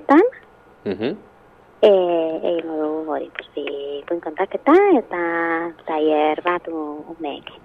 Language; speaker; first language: Basque; non-native, local second language; Spanish